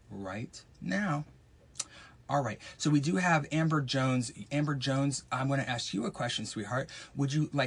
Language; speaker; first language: English; native; English